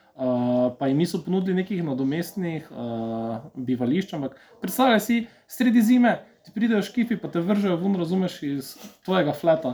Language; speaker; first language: Slovenian; early bilingual, other home language; Serbian